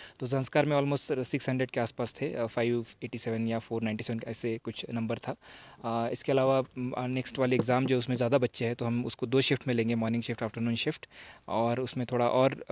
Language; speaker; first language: Hindi; non-native, local second language; Marathi